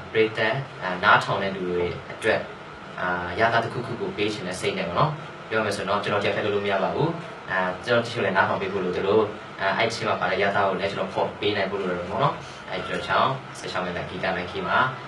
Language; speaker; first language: Burmese; non-native, local second language; Hakha Chin